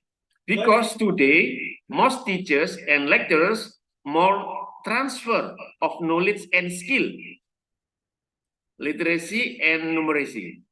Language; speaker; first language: English; non-native, learner; Indonesian